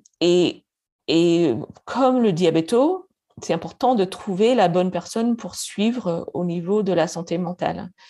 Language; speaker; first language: French; non-native, fluent; English